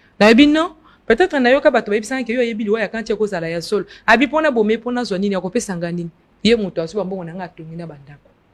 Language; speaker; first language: Lingala; non-native, local second language; Luba-Lulua